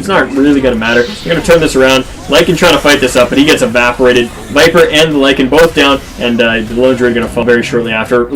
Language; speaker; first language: English; native; English